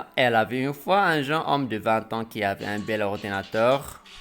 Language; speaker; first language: French; non-native, local second language; Arabic